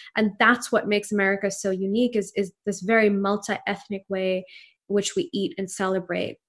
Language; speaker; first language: English; non-native, local second language; Urdu